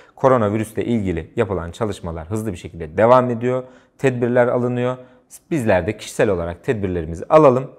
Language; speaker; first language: Turkish; native; Turkish